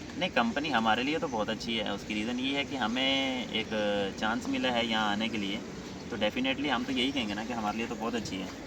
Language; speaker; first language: Urdu; non-native, local second language; Punjabi